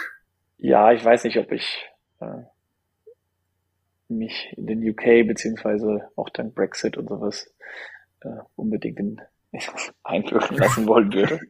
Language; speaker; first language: German; native; German